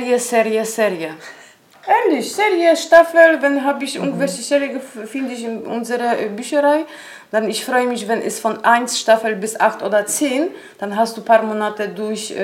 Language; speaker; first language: German; non-native, learner; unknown